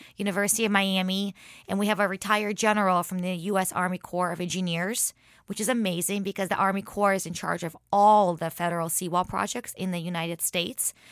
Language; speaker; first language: English; early bilingual, other home language; Hebrew